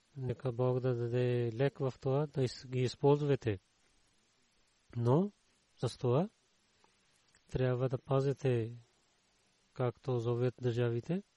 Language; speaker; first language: Bulgarian; non-native, learner; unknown